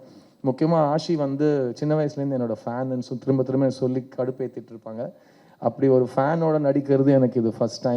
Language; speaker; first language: Tamil; native; Tamil